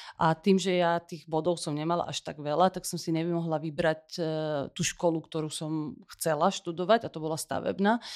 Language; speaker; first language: Slovak; early bilingual, heritage; Slovak